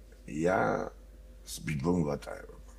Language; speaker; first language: Russian; non-native, learner; Georgian